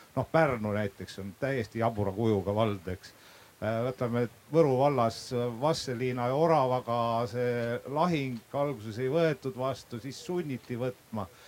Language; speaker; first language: Estonian; native; Estonian